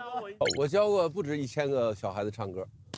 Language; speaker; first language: Chinese; native; Chinese